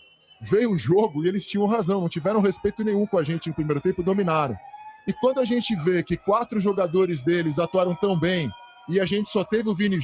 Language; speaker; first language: Portuguese; native; Portuguese